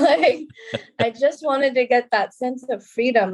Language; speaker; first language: English; native; English